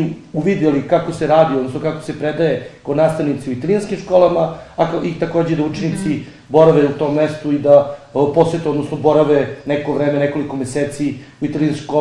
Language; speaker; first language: Serbian; native; Serbian